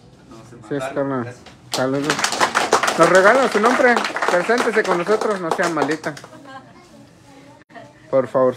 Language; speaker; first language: Spanish; native; Spanish